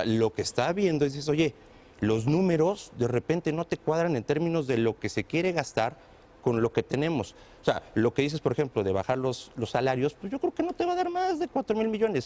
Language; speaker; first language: Spanish; native; Spanish